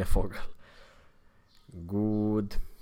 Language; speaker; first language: German; non-native, fluent; Romanian